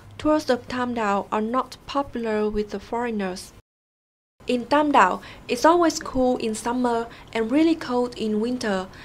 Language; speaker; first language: English; non-native, fluent; Vietnamese